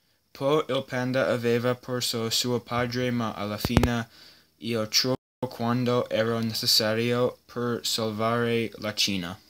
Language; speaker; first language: Italian; non-native, learner; English